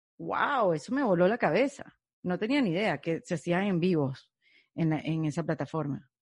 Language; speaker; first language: Spanish; native; Spanish